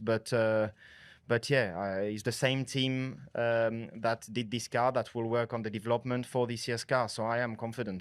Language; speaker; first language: English; non-native, fluent; French